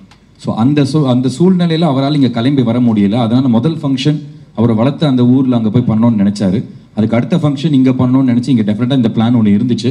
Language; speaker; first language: Tamil; native; Tamil